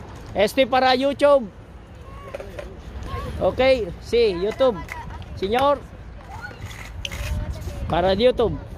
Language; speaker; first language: Spanish; non-native, learner; Filipino